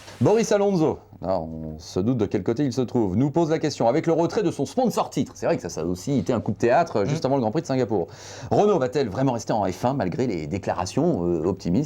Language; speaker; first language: French; native; French